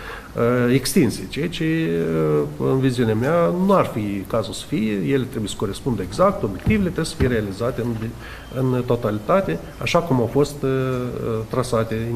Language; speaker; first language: Romanian; native; Romanian